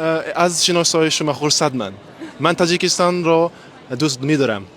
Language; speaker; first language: Persian; non-native, learner; Japanese